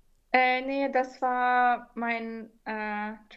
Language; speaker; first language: German; non-native, fluent; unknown